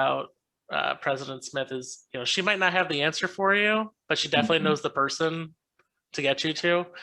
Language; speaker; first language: English; native; English